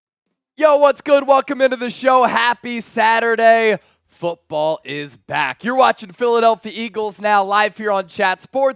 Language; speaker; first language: English; native; English